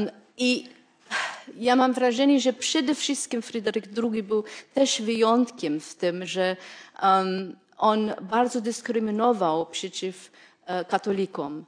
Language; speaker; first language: Polish; non-native, fluent; German